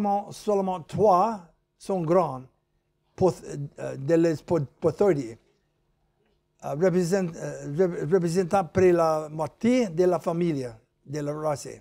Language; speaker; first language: French; non-native, learner; English